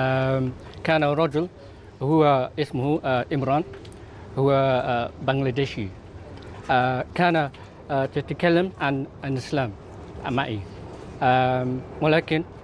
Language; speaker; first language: Arabic; non-native, learner; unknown